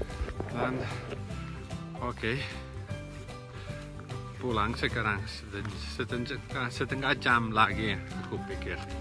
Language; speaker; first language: Indonesian; non-native, learner; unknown